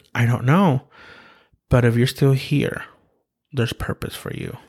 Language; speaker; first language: English; early bilingual, other home language; Spanish